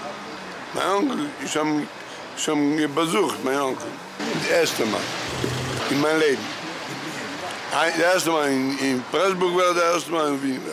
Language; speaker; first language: German; non-native, learner; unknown